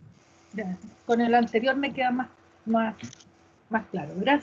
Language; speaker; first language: Spanish; native; Spanish